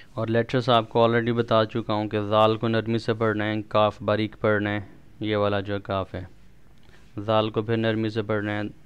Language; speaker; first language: Urdu; non-native, local second language; Punjabi